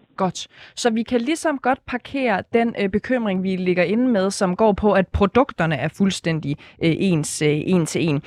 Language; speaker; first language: Danish; native; Danish